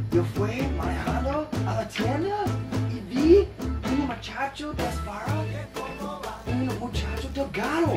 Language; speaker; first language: Spanish; non-native, learner; English